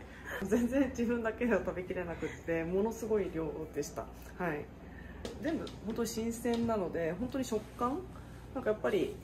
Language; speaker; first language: Japanese; native; Japanese